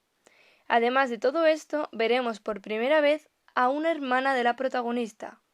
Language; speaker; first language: Spanish; native; Spanish